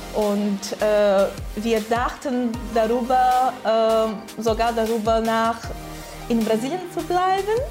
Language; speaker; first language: German; non-native, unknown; Portuguese